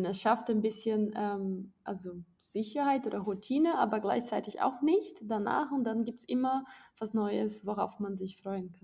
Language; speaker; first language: German; non-native, fluent; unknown